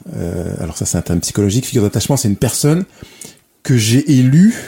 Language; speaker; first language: French; native; French